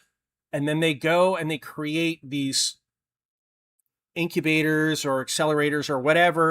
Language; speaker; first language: English; native; English